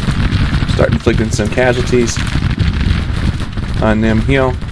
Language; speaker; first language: English; native; English